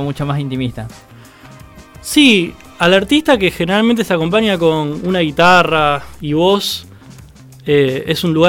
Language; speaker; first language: Spanish; native; Spanish